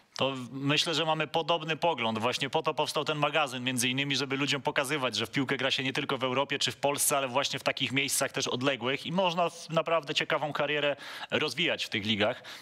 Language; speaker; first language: Polish; native; Polish